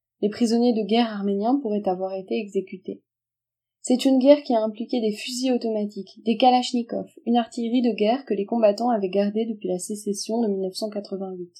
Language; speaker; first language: French; native; French